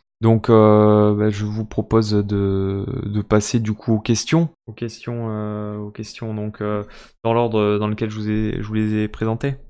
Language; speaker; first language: French; native; French